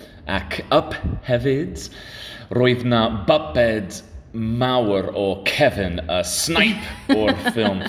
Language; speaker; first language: Welsh; non-native, learner; English